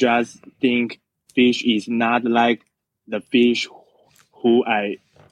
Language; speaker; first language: English; non-native, learner; Chinese